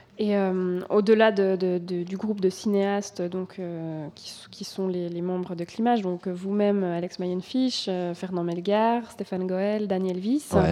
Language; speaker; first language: French; native; French